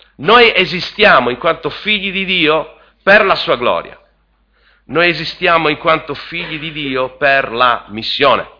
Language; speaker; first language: Italian; native; Italian